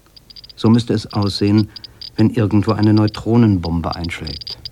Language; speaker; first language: German; native; German